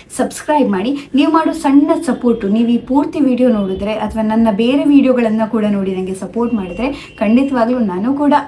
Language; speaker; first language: Kannada; non-native, local second language; Tulu